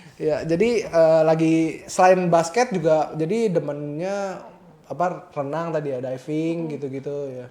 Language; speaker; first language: Indonesian; native; Indonesian